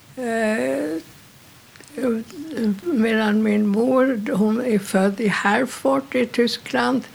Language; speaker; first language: Swedish; non-native, fluent; German